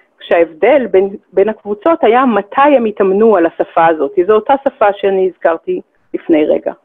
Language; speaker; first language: Hebrew; native; Hebrew